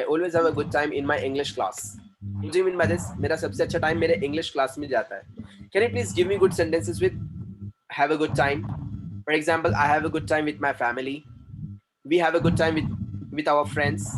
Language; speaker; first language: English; non-native, local second language; Hindi